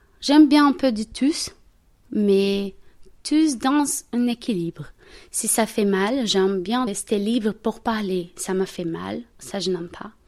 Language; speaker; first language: French; non-native, learner; Portuguese